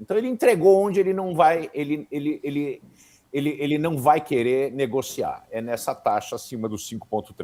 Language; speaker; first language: Portuguese; native; Portuguese